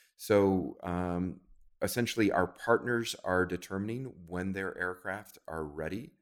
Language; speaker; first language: English; native; English